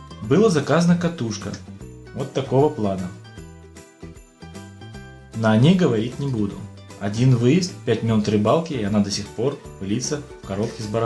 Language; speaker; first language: Russian; native; Russian